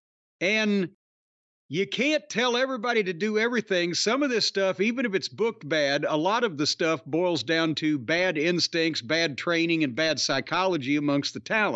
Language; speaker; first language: English; native; English